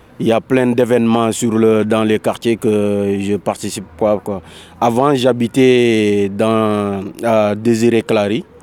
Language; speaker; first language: French; non-native, local second language; Wolof